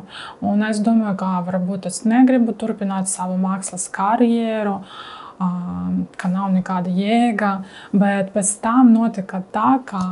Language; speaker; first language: Latvian; non-native, learner; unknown